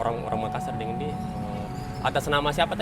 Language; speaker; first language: Indonesian; native; Indonesian